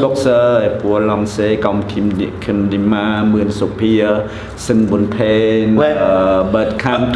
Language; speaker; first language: French; non-native, fluent; Khmer